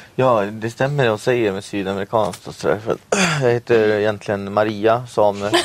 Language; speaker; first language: Swedish; early bilingual, other home language; Spanish